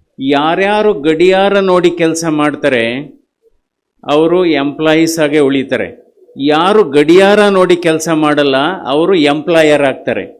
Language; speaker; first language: Kannada; native; Kannada